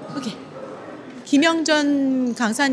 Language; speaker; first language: Korean; native; Korean